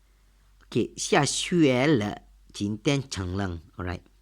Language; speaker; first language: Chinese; non-native, learner; Malay